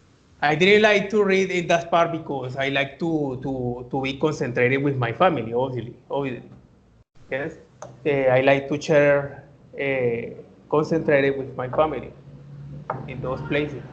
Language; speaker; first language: English; non-native, learner; Spanish